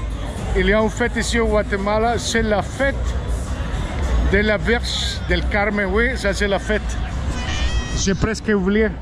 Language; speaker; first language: French; non-native, fluent; Spanish